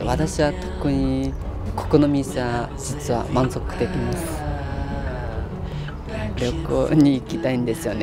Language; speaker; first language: Japanese; non-native, learner; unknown